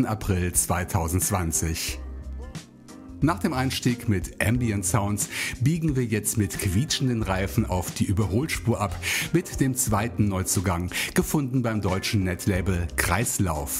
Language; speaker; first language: German; native; German